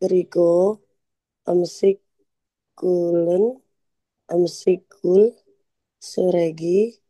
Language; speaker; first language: Korean; non-native, learner; Indonesian